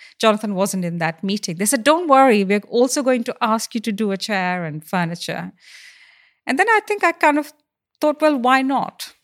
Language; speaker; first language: English; non-native, local second language; Hindi